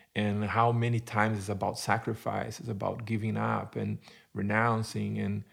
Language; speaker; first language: English; non-native, fluent; Portuguese